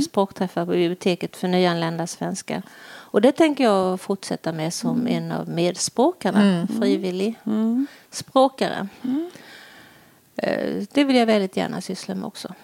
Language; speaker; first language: Swedish; native; Swedish